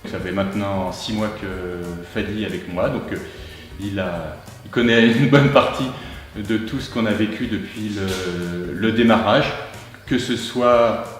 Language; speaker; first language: French; native; French